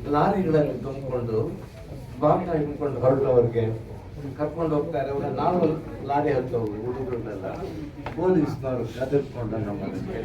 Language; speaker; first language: Kannada; native; Kannada